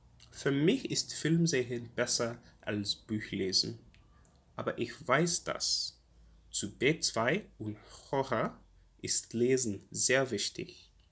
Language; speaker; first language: German; non-native, learner; English